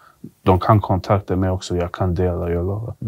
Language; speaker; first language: Swedish; early bilingual, other home language; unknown